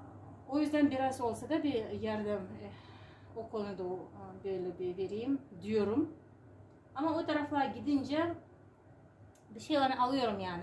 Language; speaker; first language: Turkish; non-native, learner; Uzbek